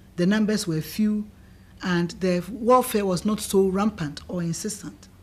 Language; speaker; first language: English; non-native, local second language; Akan